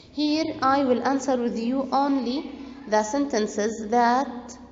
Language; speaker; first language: English; non-native, fluent; Arabic